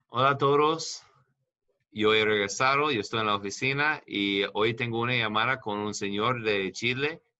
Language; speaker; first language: Spanish; non-native, learner; English